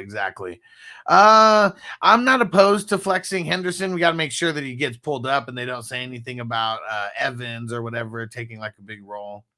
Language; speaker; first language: English; native; English